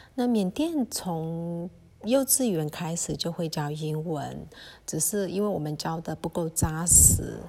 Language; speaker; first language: Chinese; early bilingual, heritage; Chinese